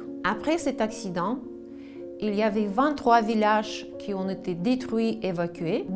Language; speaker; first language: French; non-native, fluent; Russian